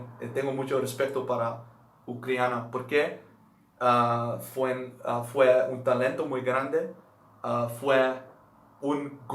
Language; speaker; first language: Spanish; non-native, learner; Dutch